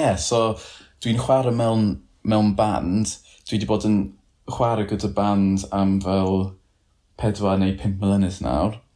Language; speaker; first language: Welsh; non-native, learner; English